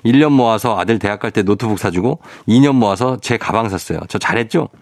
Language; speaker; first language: Korean; native; Korean